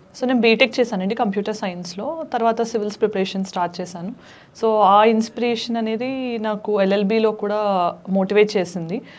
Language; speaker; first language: Telugu; native; Telugu